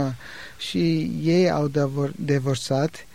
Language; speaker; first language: Romanian; non-native, learner; English